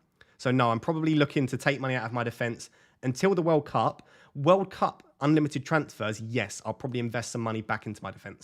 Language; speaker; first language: English; native; English